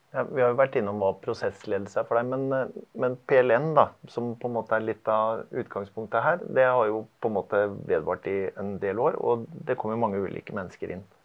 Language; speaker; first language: Norwegian; native; Norwegian